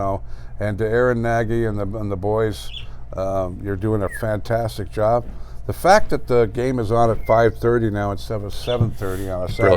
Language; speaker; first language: English; native; English